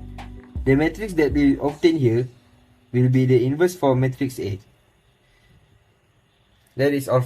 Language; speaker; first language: English; non-native, local second language; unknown